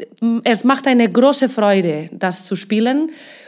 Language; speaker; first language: German; non-native, fluent; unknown